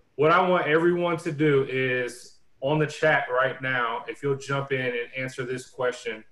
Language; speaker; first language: English; native; English